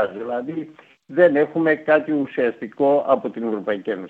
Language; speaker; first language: Greek; native; Greek